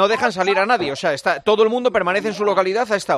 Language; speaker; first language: Spanish; native; Spanish